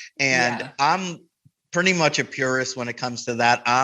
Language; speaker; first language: English; native; English